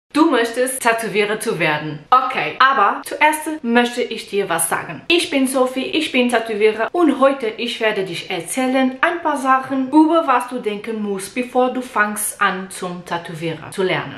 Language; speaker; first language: German; non-native, learner; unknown